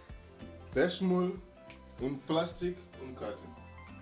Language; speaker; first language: German; non-native, learner; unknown